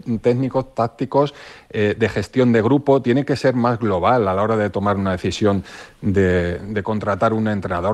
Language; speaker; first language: Spanish; native; Spanish